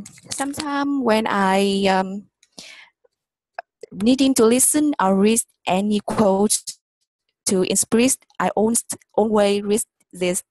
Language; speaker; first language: English; non-native, learner; Vietnamese